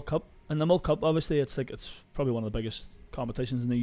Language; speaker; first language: English; native; English